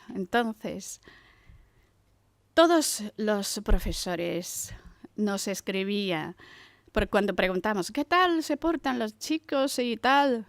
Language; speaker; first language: Spanish; non-native, fluent; Chinese